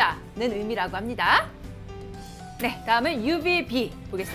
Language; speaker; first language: Korean; native; Korean